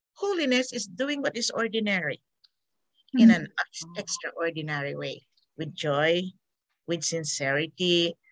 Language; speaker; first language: English; non-native, local second language; Hiligaynon